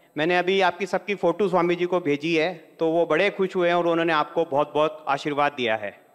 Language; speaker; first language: Hindi; native; Hindi